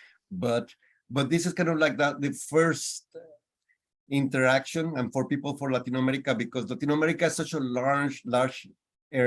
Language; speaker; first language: English; non-native, fluent; Spanish